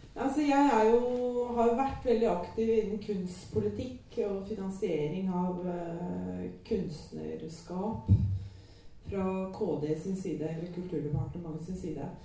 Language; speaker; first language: Norwegian; native; Norwegian